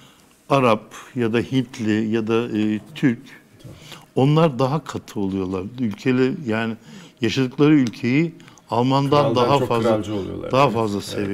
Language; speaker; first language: Turkish; native; Turkish